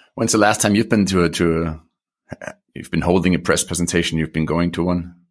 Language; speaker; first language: English; non-native, fluent; German